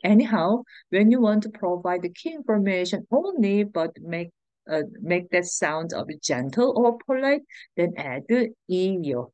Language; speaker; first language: English; non-native, fluent; Korean